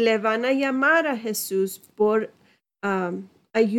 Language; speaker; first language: Spanish; non-native, fluent; English